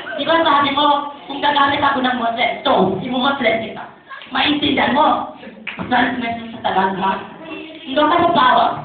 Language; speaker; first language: Filipino; non-native, local second language; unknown